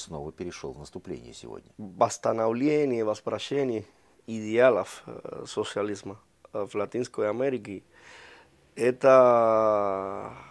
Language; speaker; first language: Russian; non-native, fluent; Spanish